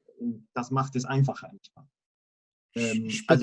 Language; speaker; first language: German; non-native, fluent; Italian